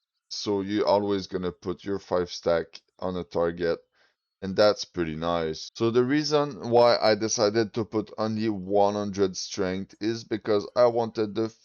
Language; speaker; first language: English; non-native, fluent; French